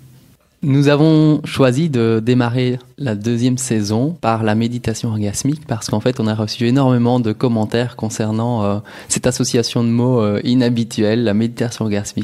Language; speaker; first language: French; native; French